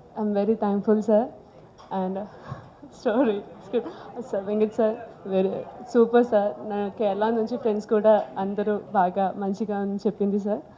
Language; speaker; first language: Telugu; non-native, learner; Malayalam